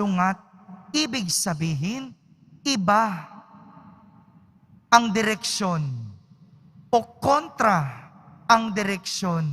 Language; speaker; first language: Filipino; native; Filipino